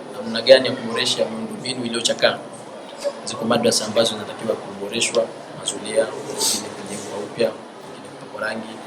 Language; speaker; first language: Swahili; native; Swahili